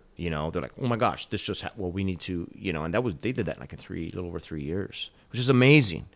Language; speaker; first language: English; native; English